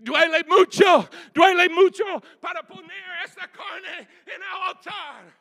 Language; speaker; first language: Spanish; non-native, fluent; English